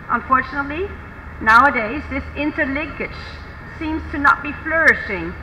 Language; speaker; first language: English; non-native, fluent; Dutch